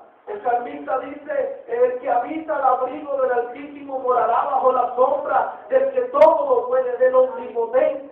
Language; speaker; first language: Spanish; native; Spanish